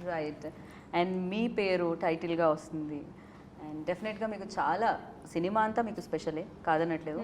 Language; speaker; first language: Telugu; native; Telugu